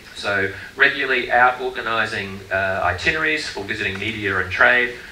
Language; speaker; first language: English; native; English